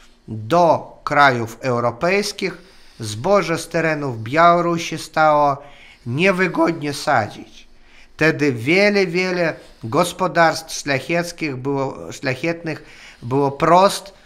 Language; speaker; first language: Polish; non-native, learner; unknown